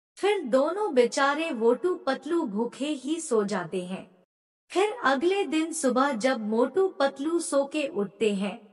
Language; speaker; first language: Hindi; native; Hindi